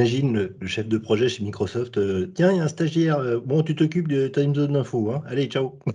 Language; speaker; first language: French; native; French